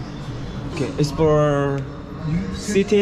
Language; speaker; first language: English; non-native, learner; Korean